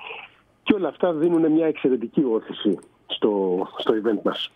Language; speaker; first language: Greek; native; Greek